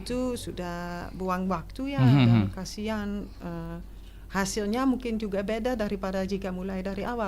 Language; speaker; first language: Indonesian; non-native, fluent; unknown